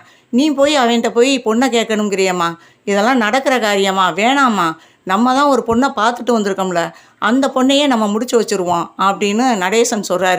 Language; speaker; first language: Tamil; native; Tamil